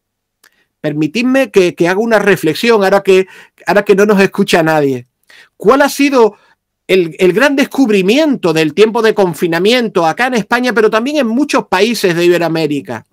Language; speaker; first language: Spanish; native; Spanish